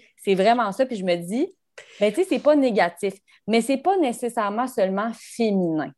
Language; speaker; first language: French; native; French